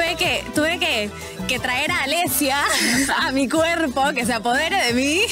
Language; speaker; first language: Spanish; native; Spanish